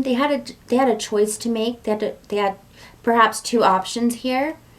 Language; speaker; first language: English; native; English